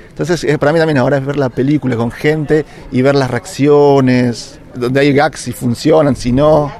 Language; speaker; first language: Spanish; native; Spanish